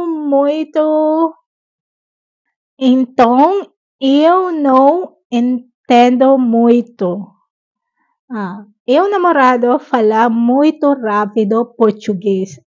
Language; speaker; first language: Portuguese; non-native, learner; Filipino